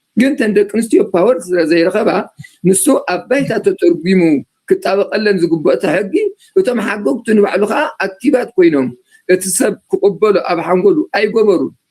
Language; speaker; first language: Tigrinya; native; Tigrinya